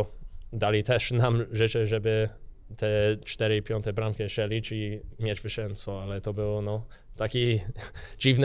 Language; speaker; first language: Polish; early bilingual, heritage; English